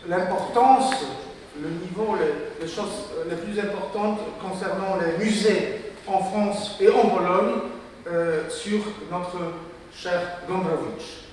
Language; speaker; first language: French; non-native, fluent; Polish